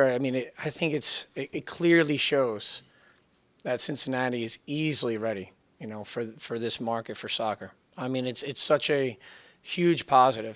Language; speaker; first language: English; native; English